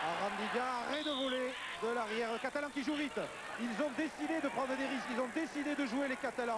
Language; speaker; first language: French; native; French